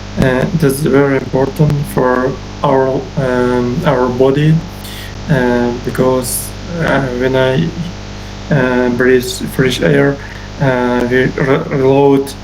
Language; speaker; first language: English; non-native, learner; Uzbek